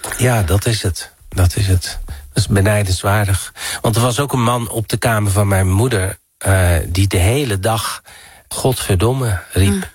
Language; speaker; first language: Dutch; early bilingual, other home language; Arabic